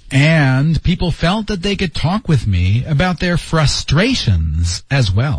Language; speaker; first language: English; native; English